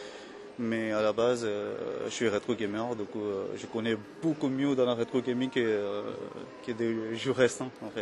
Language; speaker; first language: French; non-native, fluent; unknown